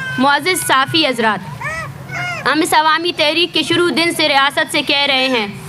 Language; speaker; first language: Urdu; non-native, local second language; Baluchi